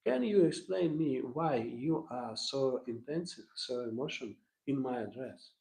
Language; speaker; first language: English; non-native, learner; Russian